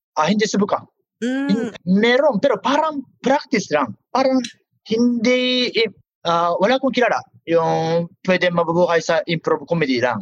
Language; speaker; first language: Filipino; non-native, learner; Japanese